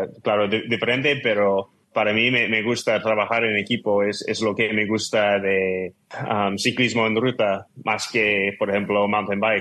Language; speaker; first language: Spanish; non-native, fluent; English